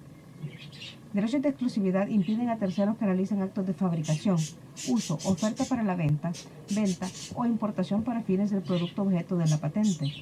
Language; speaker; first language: Spanish; native; Spanish